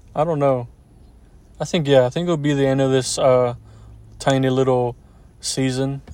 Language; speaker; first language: English; early bilingual, other home language; Spanish